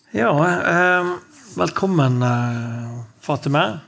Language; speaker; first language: Norwegian; native; Norwegian